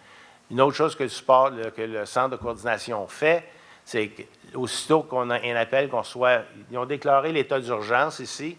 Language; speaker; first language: French; native; French